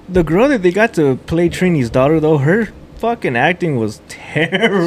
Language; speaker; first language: English; early bilingual, other home language; Spanish